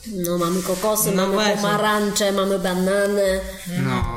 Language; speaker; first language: Polish; non-native, fluent; Vietnamese